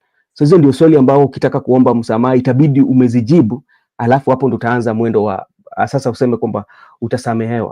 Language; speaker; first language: Swahili; non-native, local second language; Luo (Kenya and Tanzania)